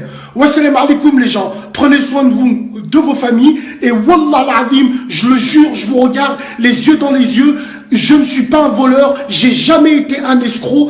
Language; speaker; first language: French; native; French